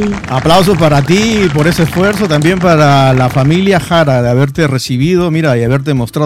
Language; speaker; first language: Spanish; native; Spanish